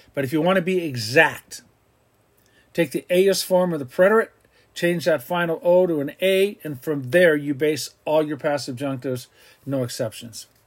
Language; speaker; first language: English; native; English